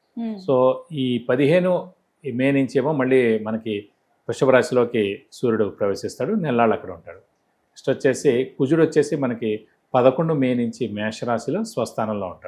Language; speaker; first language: Telugu; native; Telugu